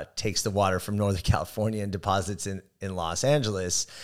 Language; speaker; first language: English; native; English